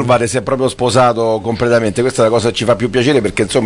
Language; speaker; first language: Italian; native; Italian